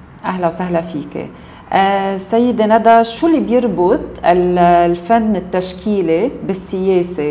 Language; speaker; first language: Arabic; native; Arabic